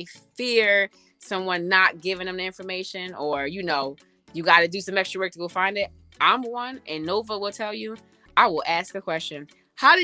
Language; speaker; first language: English; early bilingual, other home language; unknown